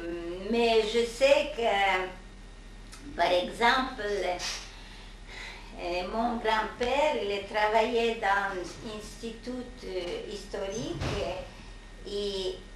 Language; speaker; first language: French; non-native, fluent; Hungarian